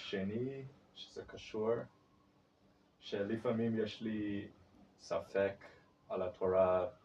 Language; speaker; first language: Hebrew; non-native, learner; English